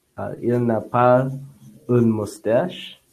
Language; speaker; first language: French; non-native, learner; English